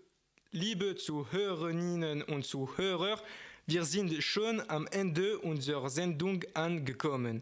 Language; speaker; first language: German; non-native, fluent; French